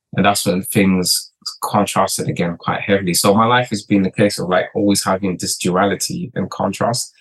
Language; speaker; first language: English; early bilingual, other home language; Portuguese